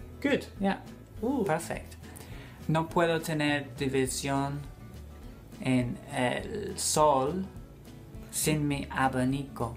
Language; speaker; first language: Spanish; non-native, fluent; English